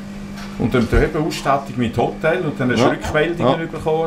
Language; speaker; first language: German; native; German